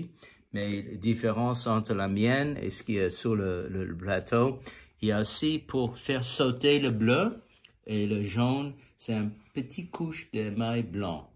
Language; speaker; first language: French; non-native, fluent; English